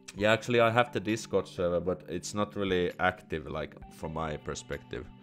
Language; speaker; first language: English; non-native, fluent; Finnish